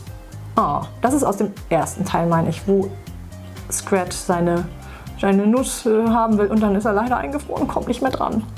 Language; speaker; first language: German; native; German